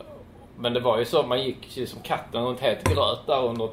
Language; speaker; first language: Swedish; native; Swedish